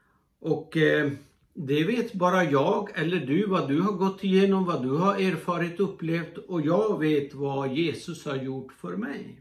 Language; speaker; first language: Swedish; non-native, fluent; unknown